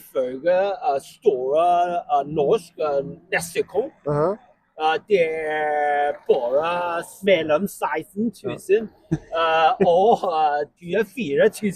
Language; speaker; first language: Norwegian; non-native, learner; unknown